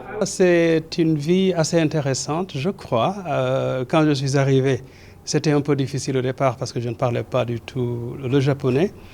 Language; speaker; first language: French; non-native, local second language; Serer